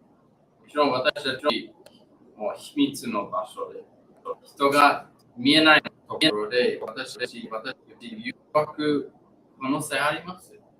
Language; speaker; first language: Japanese; non-native, learner; English